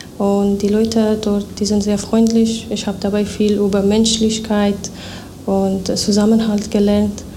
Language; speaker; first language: German; non-native, fluent; Persian